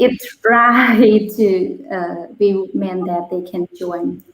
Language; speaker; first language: English; non-native, learner; Khmer